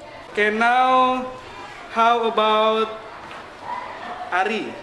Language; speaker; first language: English; non-native, fluent; Indonesian